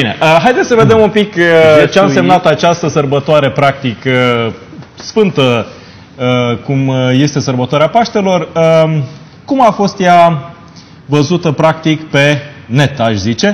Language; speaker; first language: Romanian; native; Romanian